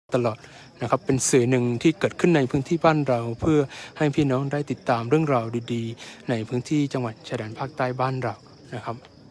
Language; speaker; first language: Thai; non-native, local second language; Malay